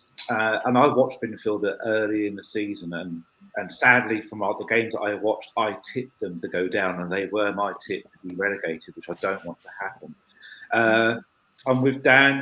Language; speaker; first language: English; native; English